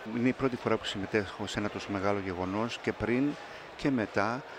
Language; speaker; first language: Greek; native; Greek